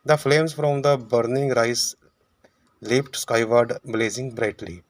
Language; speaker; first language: English; non-native, local second language; Punjabi